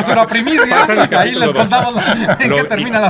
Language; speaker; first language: Spanish; native; Spanish